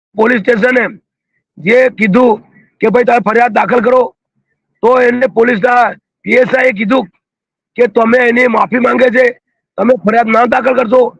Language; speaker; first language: Gujarati; non-native, local second language; Bhili